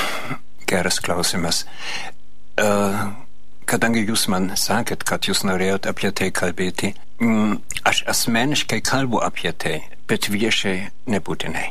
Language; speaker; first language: Lithuanian; non-native, fluent; German